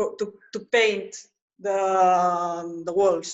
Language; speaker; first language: English; non-native, learner; Spanish